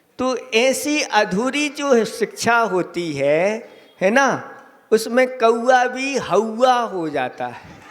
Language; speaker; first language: Hindi; native; Hindi